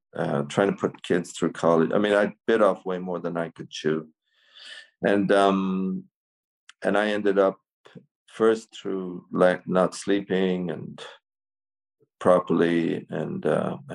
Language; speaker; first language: English; native; English